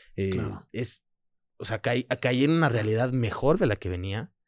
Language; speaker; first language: Spanish; early bilingual, other home language; French